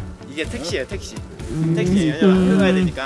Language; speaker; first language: Spanish; non-native, learner; Korean